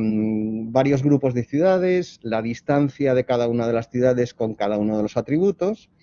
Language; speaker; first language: Spanish; native; Spanish